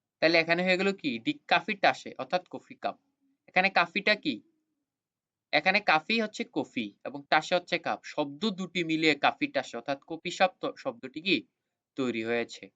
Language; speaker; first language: Bangla; native; Bangla